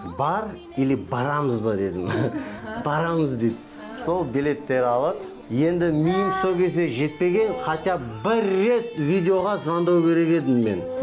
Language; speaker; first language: Kazakh; non-native, local second language; Kurdish